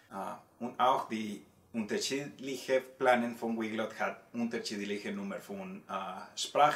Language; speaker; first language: German; non-native, learner; Spanish